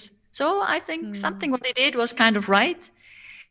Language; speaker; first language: English; non-native, fluent; German